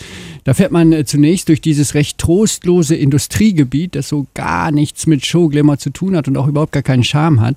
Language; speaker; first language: German; native; German